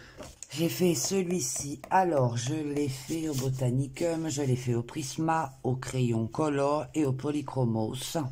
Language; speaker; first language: French; native; French